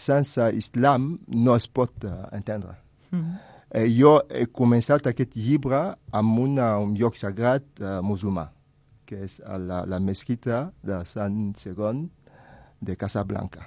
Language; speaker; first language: Catalan; non-native, fluent; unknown